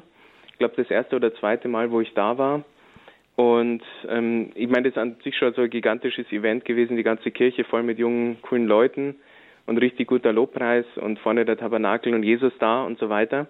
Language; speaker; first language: German; native; German